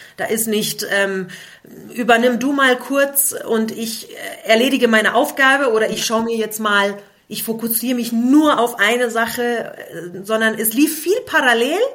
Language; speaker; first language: German; native; German